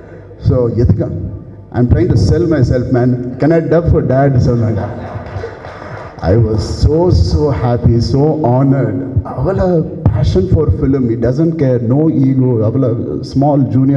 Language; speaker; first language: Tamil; non-native, learner; Telugu